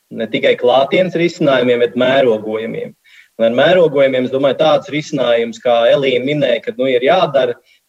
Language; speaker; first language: Latvian; native; Latvian